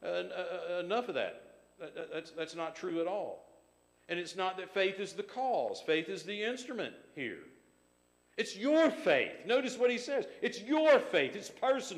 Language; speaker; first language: English; native; English